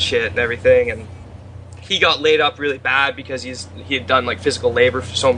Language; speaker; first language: English; native; English